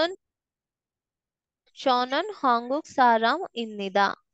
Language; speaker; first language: Korean; non-native, learner; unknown